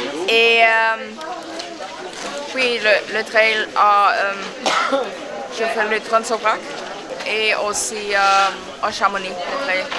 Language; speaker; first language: French; non-native, learner; English